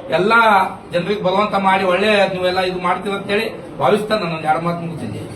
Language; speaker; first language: Kannada; non-native, local second language; Lambadi